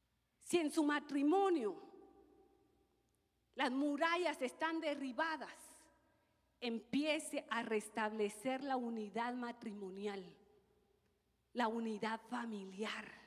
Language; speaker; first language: Spanish; native; Spanish